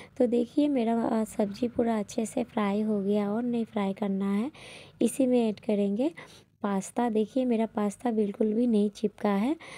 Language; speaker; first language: Hindi; non-native, local second language; Bangla